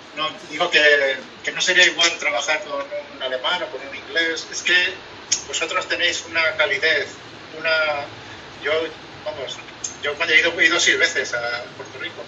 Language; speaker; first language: Spanish; native; Spanish